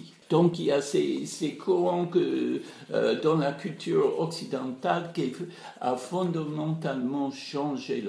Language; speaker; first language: French; non-native, fluent; English